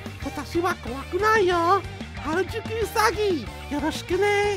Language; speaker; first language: Japanese; non-native, fluent; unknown